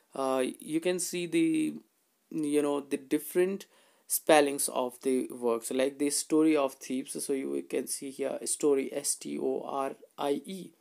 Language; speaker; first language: English; non-native, local second language; Hindi